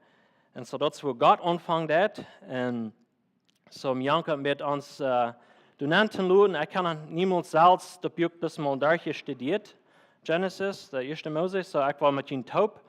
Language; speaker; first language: German; non-native, learner; Plautdietsch